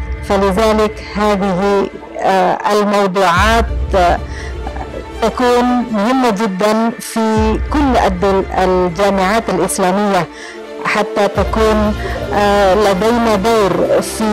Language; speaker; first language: Arabic; non-native, fluent; Indonesian